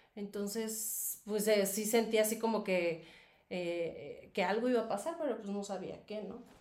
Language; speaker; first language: Spanish; native; Spanish